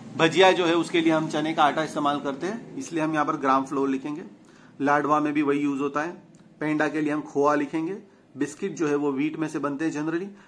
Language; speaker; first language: Hindi; non-native, local second language; Gujarati